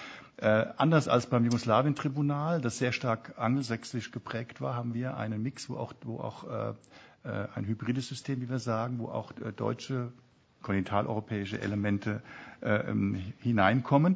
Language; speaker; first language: German; native; German